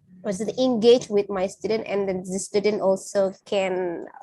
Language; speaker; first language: English; non-native, fluent; Indonesian